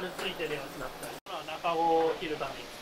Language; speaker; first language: Japanese; native; Japanese